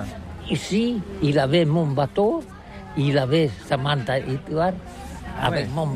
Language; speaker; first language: French; non-native, learner; Catalan